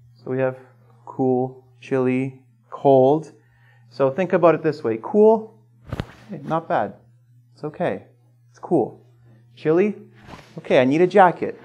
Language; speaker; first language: English; native; English